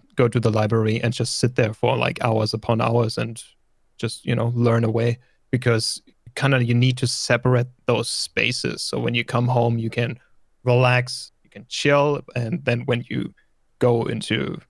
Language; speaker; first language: English; non-native, fluent; German